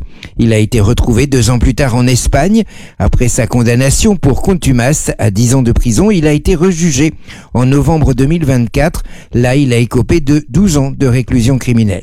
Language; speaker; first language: French; native; French